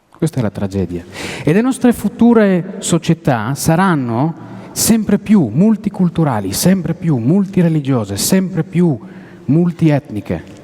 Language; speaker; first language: Italian; non-native, fluent; Hebrew